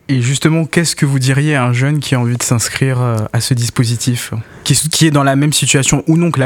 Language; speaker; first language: French; native; French